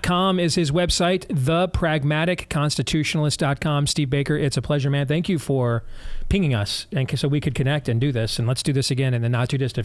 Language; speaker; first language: English; native; English